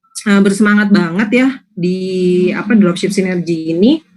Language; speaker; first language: Indonesian; native; Indonesian